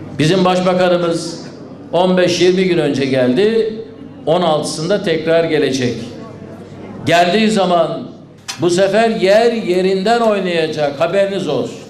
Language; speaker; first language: Turkish; native; Turkish